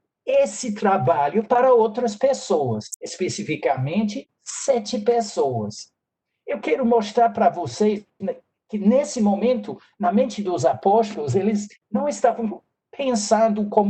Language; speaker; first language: Portuguese; non-native, fluent; English